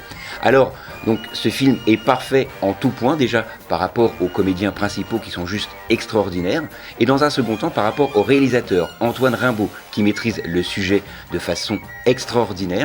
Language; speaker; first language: French; native; French